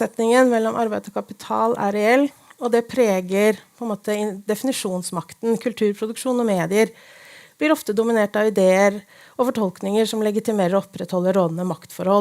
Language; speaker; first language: Norwegian; native; Norwegian